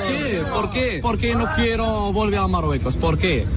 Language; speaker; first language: Spanish; non-native, learner; Arabic